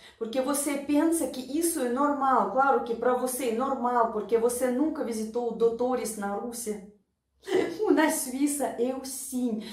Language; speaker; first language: Portuguese; non-native, fluent; Russian